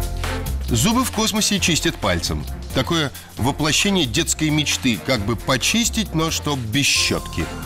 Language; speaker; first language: Russian; native; Russian